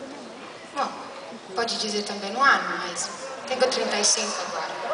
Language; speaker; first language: Portuguese; non-native, learner; Italian